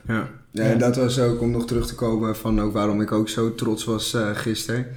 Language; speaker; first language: Dutch; native; Dutch